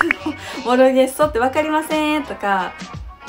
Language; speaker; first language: Japanese; native; Japanese